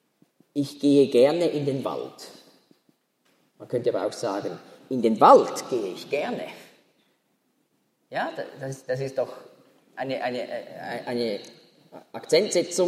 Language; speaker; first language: German; native; German